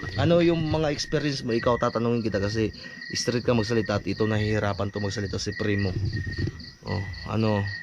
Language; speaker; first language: Filipino; non-native, local second language; Hiligaynon